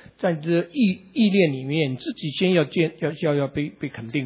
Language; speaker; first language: Chinese; native; Chinese